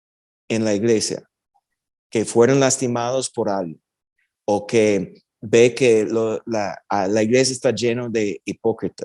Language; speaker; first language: Spanish; early bilingual, heritage; Spanish